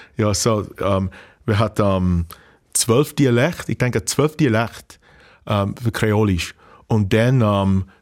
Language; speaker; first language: German; non-native, fluent; English